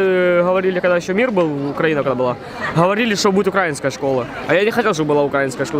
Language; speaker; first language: Russian; native; Russian